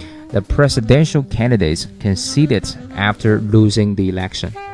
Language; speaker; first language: English; non-native, fluent; Chinese